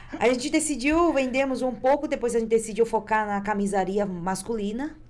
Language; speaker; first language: Portuguese; early bilingual, other home language; Chinese